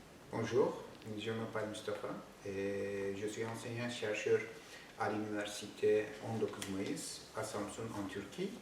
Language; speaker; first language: French; non-native, fluent; Turkish